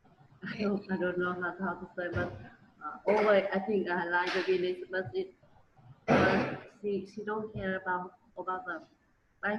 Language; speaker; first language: English; non-native, learner; Vietnamese